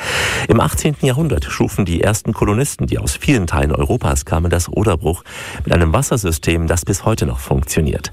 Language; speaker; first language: German; native; German